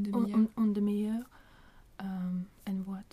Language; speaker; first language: French; non-native, learner; Swedish